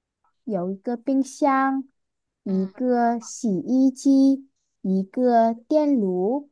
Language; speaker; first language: Chinese; non-native, learner; Vietnamese